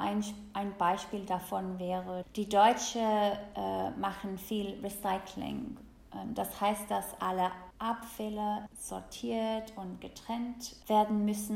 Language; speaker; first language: German; non-native, fluent; English